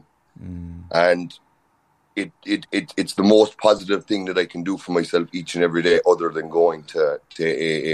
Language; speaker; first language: English; native; English